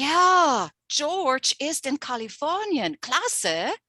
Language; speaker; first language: German; non-native, fluent; English